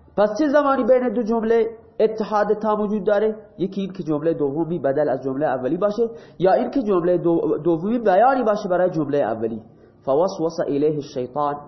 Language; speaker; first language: Persian; non-native, local second language; Baluchi